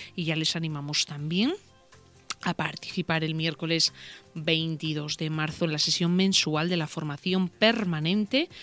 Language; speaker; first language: Spanish; native; Spanish